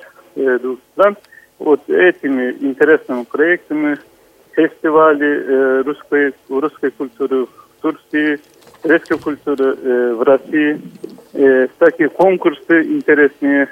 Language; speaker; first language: Russian; non-native, fluent; Turkish